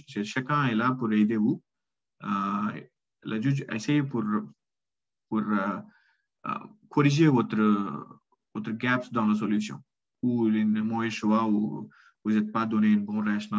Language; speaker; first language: French; non-native, learner; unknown